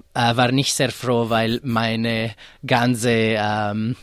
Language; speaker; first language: German; non-native, fluent; Italian